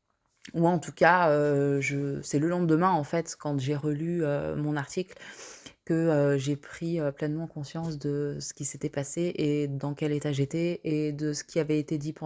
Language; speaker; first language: French; native; French